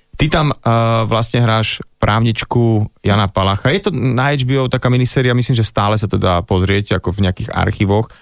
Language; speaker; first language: Slovak; native; Slovak